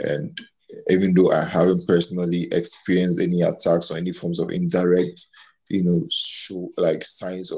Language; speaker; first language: English; non-native, local second language; Akan